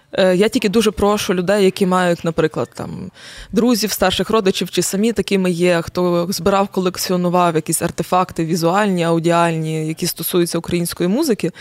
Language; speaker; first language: Ukrainian; native; Ukrainian